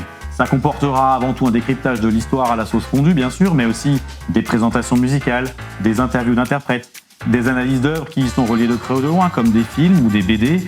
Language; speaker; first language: French; native; French